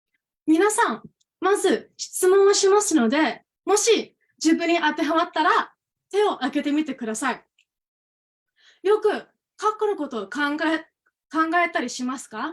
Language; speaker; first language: Japanese; non-native, learner; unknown